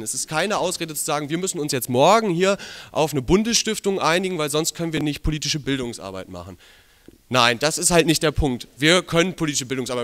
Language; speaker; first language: German; native; German